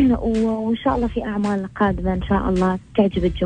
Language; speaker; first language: Arabic; native; Arabic